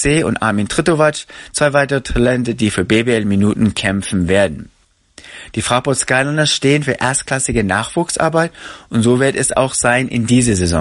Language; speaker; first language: German; native; German